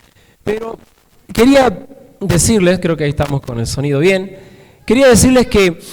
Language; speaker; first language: Spanish; native; Spanish